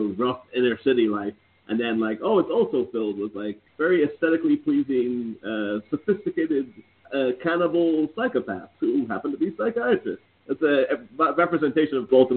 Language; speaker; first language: English; native; English